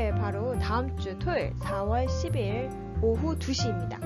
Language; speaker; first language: Korean; native; Korean